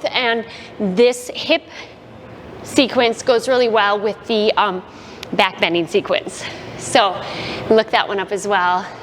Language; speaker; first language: English; native; English